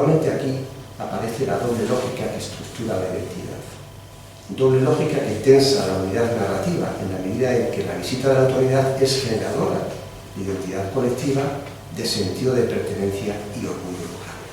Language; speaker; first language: Spanish; native; Spanish